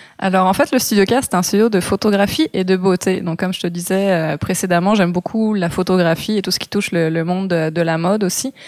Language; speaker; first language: French; native; French